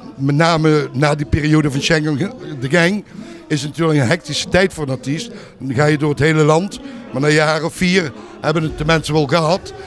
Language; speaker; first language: Dutch; native; Dutch